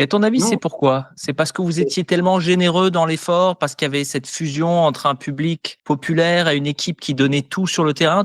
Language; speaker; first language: French; native; French